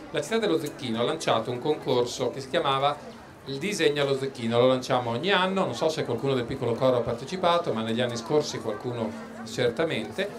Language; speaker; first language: Italian; native; Italian